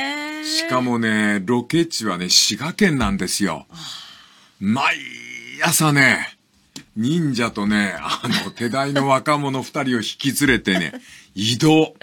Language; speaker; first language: Japanese; native; Japanese